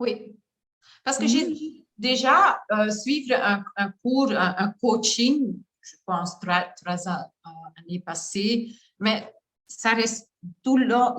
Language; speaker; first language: French; non-native, learner; Dutch